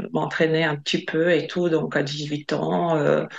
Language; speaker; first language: French; non-native, fluent; Latvian